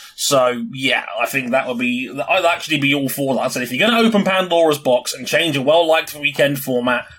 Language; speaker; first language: English; native; English